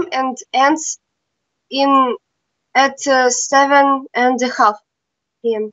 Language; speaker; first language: English; non-native, learner; Russian